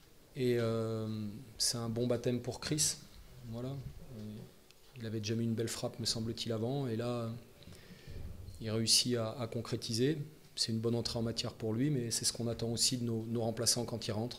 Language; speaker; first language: French; native; French